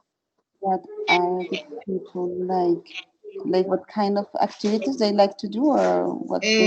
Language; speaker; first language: English; non-native, fluent; Spanish